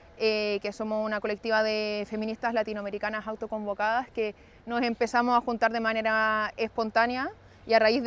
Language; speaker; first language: Spanish; native; Spanish